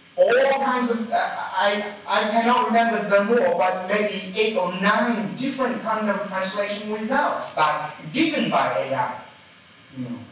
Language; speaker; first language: English; non-native, fluent; Chinese